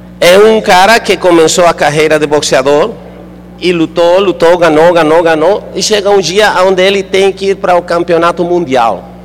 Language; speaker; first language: Portuguese; non-native, fluent; Spanish